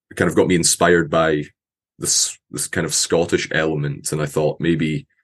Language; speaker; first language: English; native; English